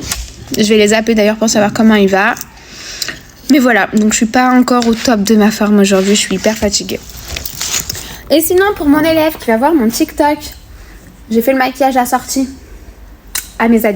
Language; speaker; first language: French; native; French